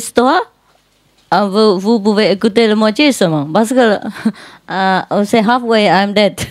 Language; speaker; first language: French; non-native, learner; Vietnamese